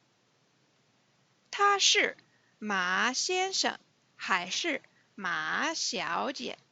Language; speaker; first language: Chinese; non-native, fluent; English